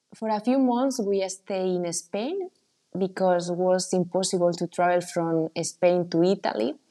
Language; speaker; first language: English; non-native, fluent; Spanish